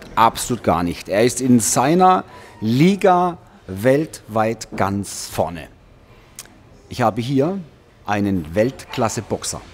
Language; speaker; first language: German; native; German